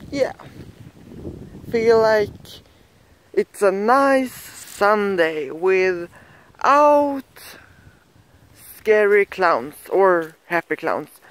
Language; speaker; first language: English; non-native, learner; Swedish